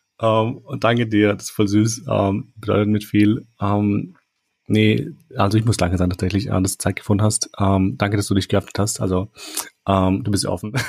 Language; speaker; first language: German; early bilingual, other home language; Albanian